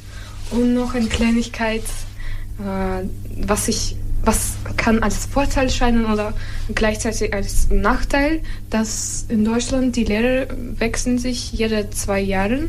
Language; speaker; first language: German; non-native, fluent; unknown